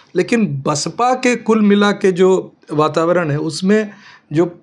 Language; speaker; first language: Hindi; native; Hindi